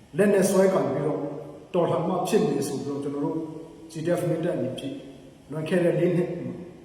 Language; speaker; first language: Burmese; non-native, local second language; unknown